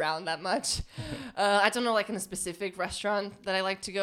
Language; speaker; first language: English; non-native, fluent; Portuguese